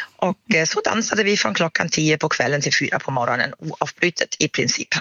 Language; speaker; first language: Swedish; non-native, fluent; German